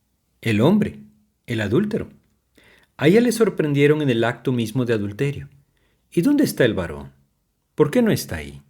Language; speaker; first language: Spanish; native; Spanish